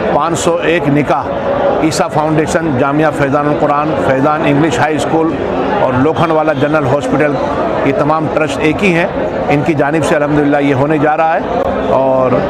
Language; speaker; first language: Urdu; non-native, local second language; Gujarati